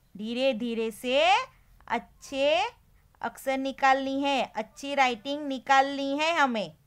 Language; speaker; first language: Hindi; non-native, local second language; Gujarati